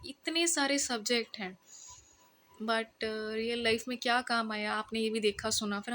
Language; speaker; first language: Hindi; non-native, local second language; Punjabi